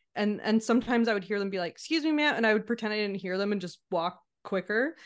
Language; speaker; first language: English; native; English